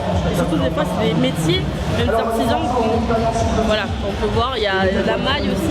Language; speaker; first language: French; native; French